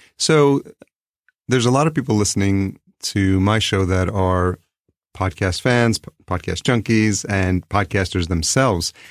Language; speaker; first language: English; early bilingual, other home language; Spanish